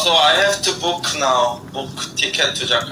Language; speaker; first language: English; non-native, learner; Korean